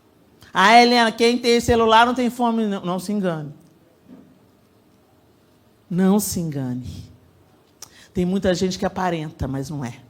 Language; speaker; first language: Portuguese; native; Portuguese